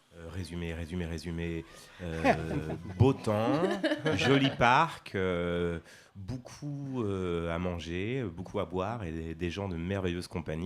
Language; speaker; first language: French; native; French